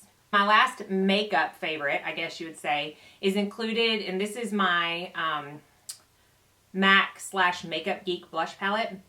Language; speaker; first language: English; native; English